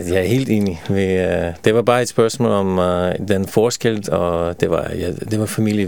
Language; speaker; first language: Danish; non-native, fluent; Russian